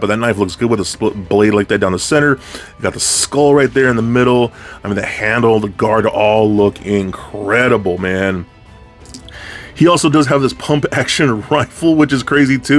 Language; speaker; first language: English; native; English